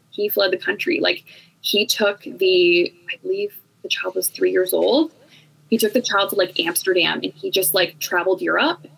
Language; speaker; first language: English; native; English